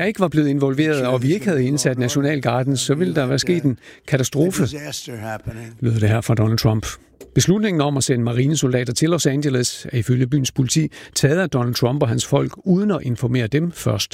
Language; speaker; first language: Danish; native; Danish